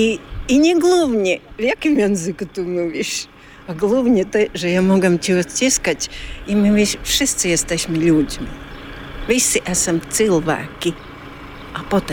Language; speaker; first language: Polish; early bilingual, heritage; Polish